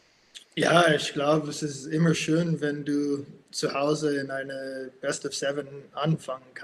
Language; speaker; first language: German; non-native, fluent; English